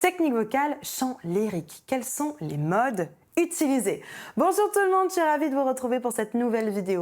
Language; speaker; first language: French; native; French